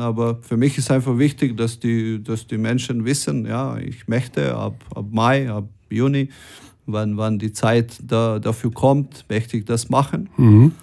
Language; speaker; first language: German; non-native, fluent; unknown